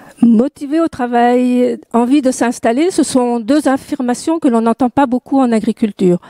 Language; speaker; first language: French; native; French